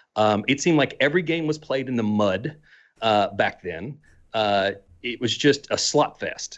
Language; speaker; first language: English; native; English